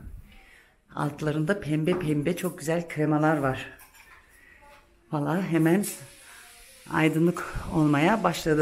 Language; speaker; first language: Turkish; early bilingual, heritage; Turkish